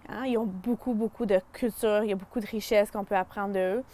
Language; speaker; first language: French; early bilingual, other home language; Spanish